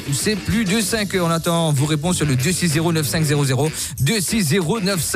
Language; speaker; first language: French; non-native, local second language; Morisyen